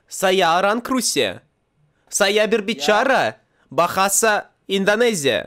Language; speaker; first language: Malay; non-native, learner; Russian